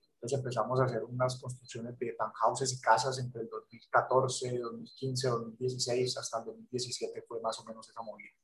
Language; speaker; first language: Spanish; native; Spanish